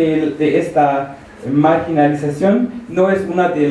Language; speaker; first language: Spanish; non-native, fluent; French